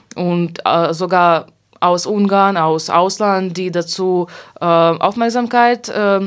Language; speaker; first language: German; non-native, fluent; Hungarian